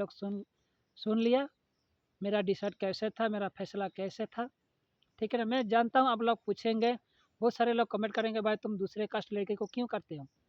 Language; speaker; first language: Hindi; non-native, local second language; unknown